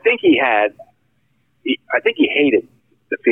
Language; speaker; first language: English; native; English